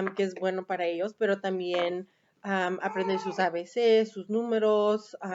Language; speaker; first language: Spanish; early bilingual, heritage; Spanish